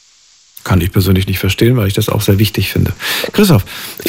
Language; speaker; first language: German; native; German